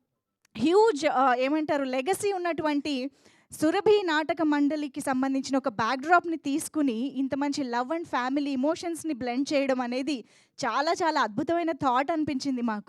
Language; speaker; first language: Telugu; native; Telugu